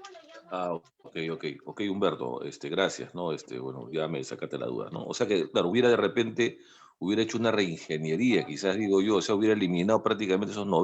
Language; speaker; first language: Spanish; native; Spanish